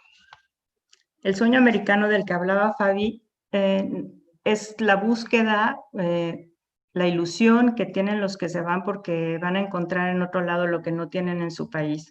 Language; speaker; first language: Spanish; native; Spanish